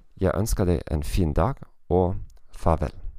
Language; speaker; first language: Norwegian; non-native, learner; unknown